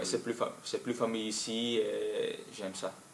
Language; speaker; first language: French; non-native, local second language; Dutch